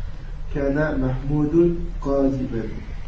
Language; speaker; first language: Arabic; non-native, learner; French